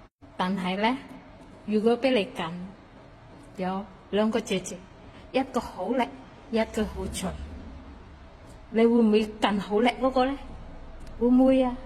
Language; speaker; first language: Cantonese; non-native, fluent; Indonesian